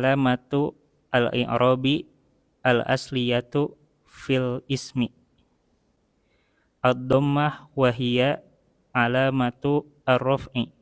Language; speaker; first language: Arabic; non-native, learner; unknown